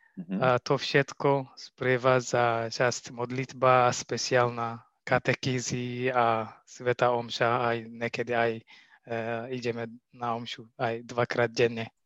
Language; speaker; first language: Slovak; non-native, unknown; Tigrinya